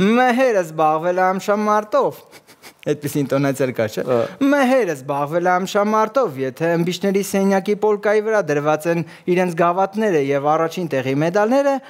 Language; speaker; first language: Armenian; native; Armenian